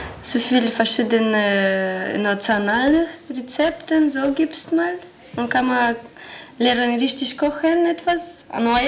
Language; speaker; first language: German; non-native, learner; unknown